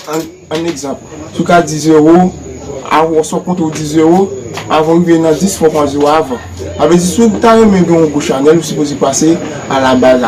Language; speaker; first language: French; non-native, learner; Haitian Creole